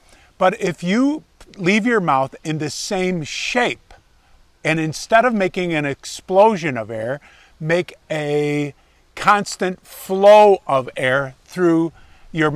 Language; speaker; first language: English; native; English